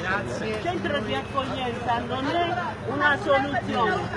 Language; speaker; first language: Italian; non-native, fluent; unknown